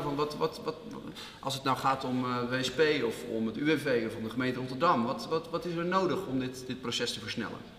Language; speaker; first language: Dutch; native; Dutch